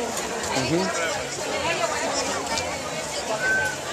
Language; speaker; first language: Spanish; native; Spanish